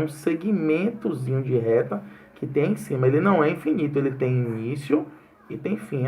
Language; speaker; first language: Portuguese; native; Portuguese